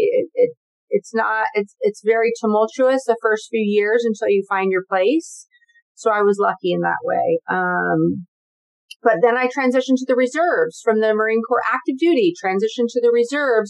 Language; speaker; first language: English; native; English